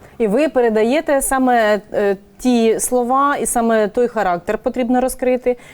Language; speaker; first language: Ukrainian; native; Ukrainian